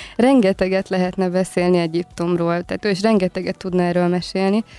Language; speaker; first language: Hungarian; native; Hungarian